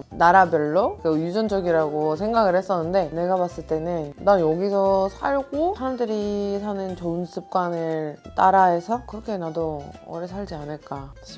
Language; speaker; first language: Korean; non-native, fluent; Georgian